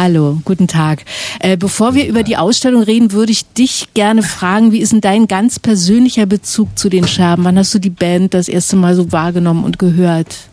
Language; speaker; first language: German; native; German